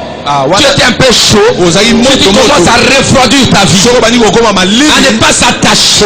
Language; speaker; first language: French; non-native, local second language; Lingala